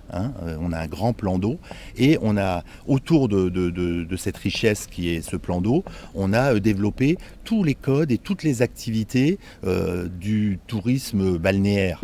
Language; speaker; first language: French; native; French